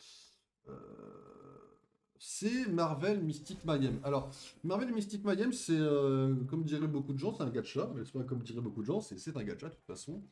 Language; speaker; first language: French; native; French